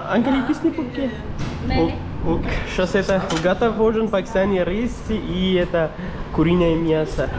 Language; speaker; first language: Russian; non-native, learner; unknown